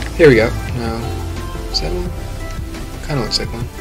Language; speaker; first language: English; native; English